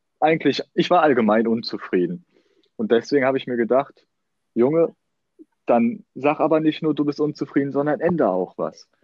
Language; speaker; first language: German; native; German